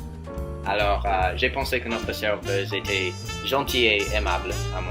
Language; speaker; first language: French; non-native, fluent; English